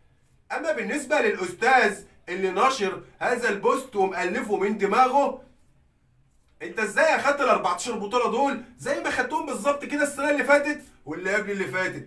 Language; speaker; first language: Arabic; native; Arabic